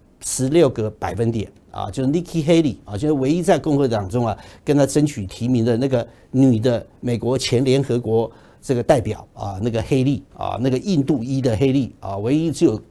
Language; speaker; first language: Chinese; native; Chinese